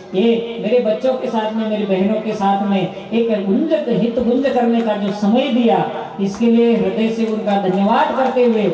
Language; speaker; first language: Hindi; non-native, local second language; Marathi